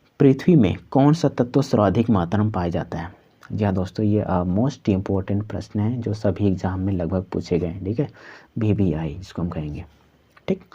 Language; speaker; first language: Hindi; non-native, local second language; Santali